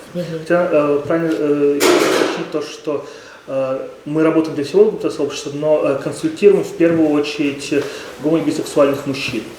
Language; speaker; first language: Russian; native; Russian